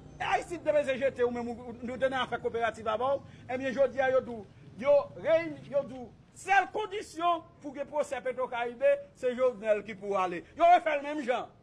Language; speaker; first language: Haitian Creole; native; Haitian Creole